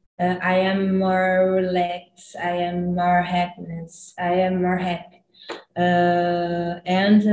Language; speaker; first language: English; non-native, learner; Portuguese